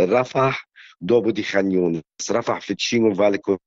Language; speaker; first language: Italian; non-native, learner; Arabic